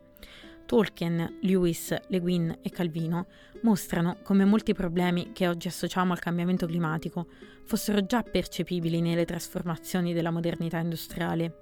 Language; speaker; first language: Italian; native; Italian